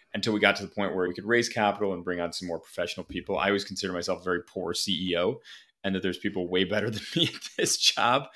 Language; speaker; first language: English; native; English